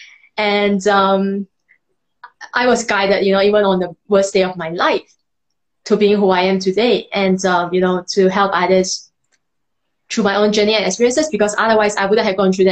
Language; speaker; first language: English; non-native, local second language; Chinese